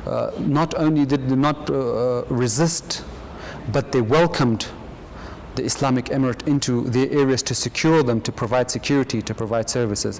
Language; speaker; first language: English; non-native, fluent; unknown